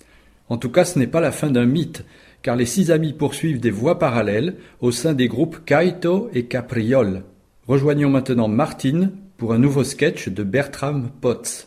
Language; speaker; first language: French; native; French